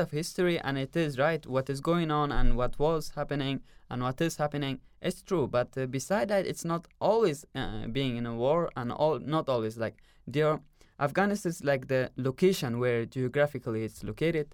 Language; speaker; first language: English; non-native, learner; Persian